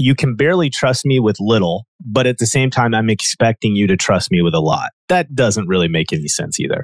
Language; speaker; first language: English; native; English